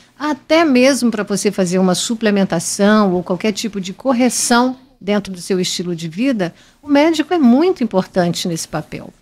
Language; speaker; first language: Portuguese; native; Portuguese